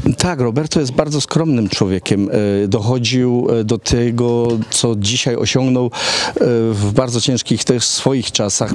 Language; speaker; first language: Polish; early bilingual, heritage; Polish